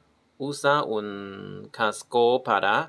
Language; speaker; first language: Spanish; non-native, learner; Chinese